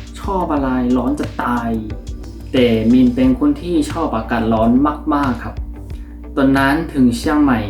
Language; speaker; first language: Thai; non-native, fluent; Korean